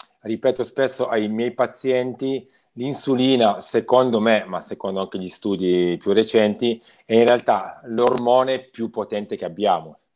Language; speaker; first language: Italian; native; Italian